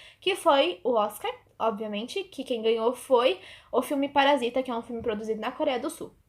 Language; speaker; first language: Portuguese; native; Portuguese